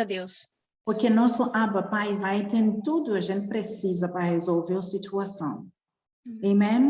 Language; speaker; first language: Portuguese; non-native, learner; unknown